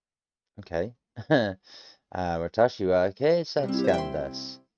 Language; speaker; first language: Japanese; non-native, learner; English